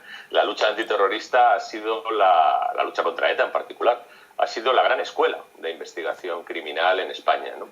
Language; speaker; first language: Spanish; native; Spanish